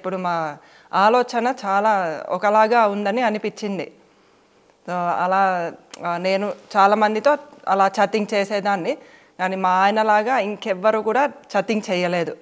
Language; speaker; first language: Telugu; non-native, fluent; Finnish